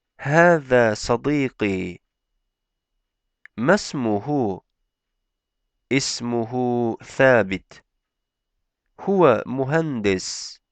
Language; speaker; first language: Arabic; non-native, fluent; Turkish